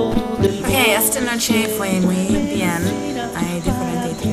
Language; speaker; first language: Spanish; non-native, fluent; English